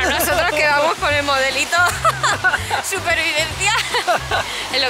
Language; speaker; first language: Spanish; native; Spanish